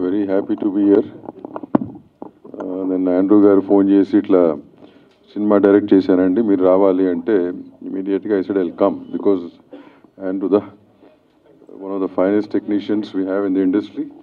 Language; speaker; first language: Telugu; native; Telugu